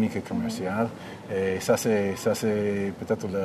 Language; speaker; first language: French; non-native, fluent; English